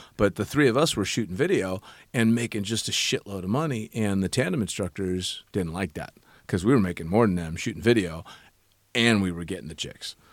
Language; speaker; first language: English; native; English